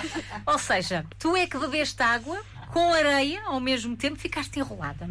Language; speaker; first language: Portuguese; native; Portuguese